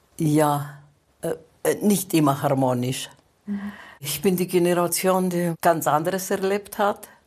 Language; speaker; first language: German; non-native, fluent; Greek